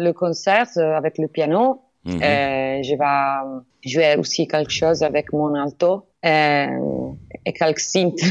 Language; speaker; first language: French; non-native, learner; Italian